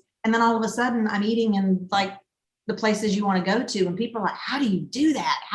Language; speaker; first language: English; native; English